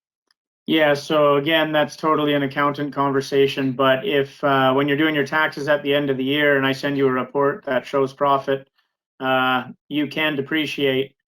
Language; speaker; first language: English; native; English